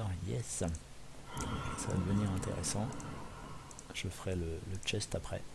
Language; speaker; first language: French; native; French